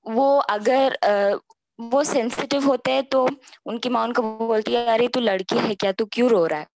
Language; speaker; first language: Hindi; non-native, local second language; Telugu